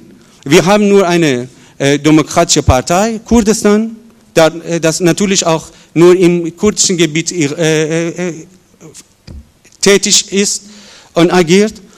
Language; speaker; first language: German; non-native, fluent; Persian